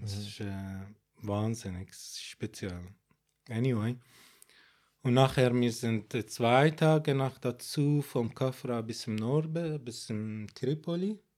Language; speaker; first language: German; non-native, fluent; Arabic